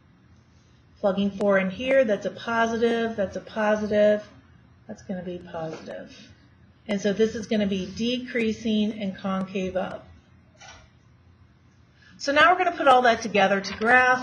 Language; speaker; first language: English; native; English